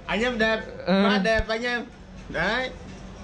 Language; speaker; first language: Vietnamese; non-native, learner; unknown